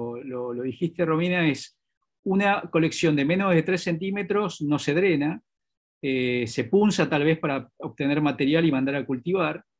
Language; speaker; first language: Spanish; native; Spanish